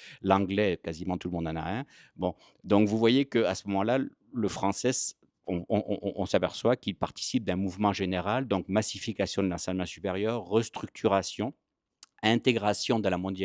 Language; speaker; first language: French; native; French